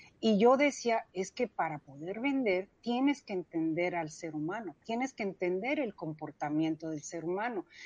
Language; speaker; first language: Spanish; early bilingual, other home language; Cantonese